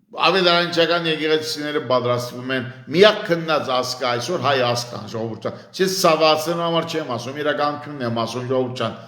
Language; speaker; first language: Armenian; early bilingual, heritage; Armenian